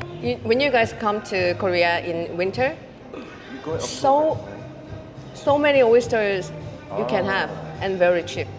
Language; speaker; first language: English; non-native, learner; Korean